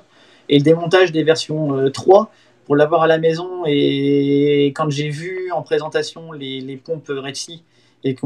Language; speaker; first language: French; native; French